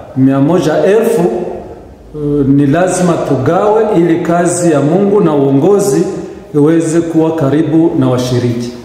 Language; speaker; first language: Swahili; native; Swahili